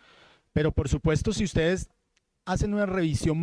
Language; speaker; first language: Spanish; native; Spanish